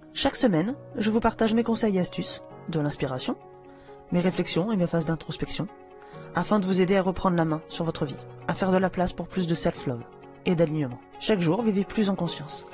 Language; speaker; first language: French; native; French